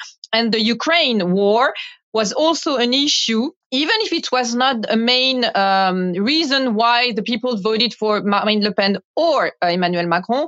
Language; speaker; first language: English; non-native, fluent; French